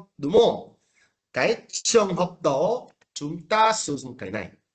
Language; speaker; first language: Vietnamese; non-native, fluent; Korean